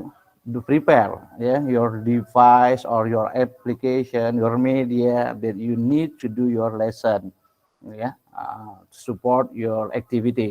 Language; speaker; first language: English; non-native, local second language; Indonesian